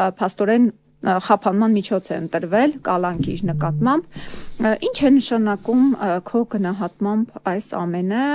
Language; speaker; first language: Armenian; native; Armenian